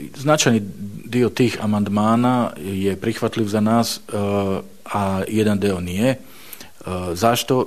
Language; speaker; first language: Bosnian; non-native, fluent; Slovak